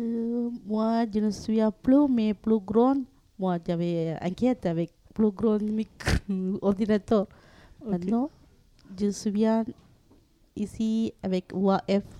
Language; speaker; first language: French; non-native, learner; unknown